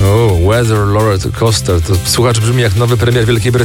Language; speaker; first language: Polish; native; Polish